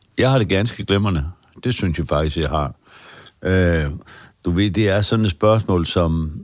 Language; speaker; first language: Danish; native; Danish